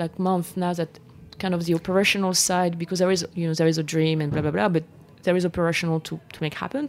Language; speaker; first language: English; non-native, fluent; French